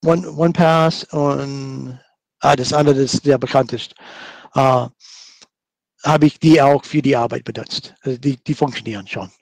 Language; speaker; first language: German; non-native, fluent; English